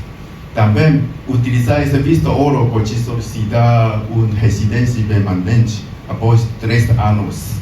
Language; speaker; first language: Portuguese; non-native, learner; Chinese